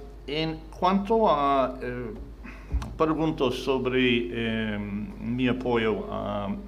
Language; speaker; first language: Spanish; non-native, fluent; English